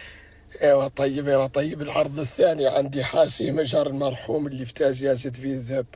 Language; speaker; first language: Arabic; native; Arabic